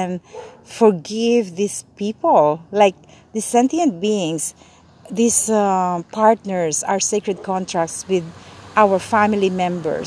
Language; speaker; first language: English; non-native, local second language; Filipino